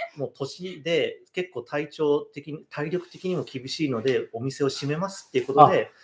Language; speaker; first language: Japanese; native; Japanese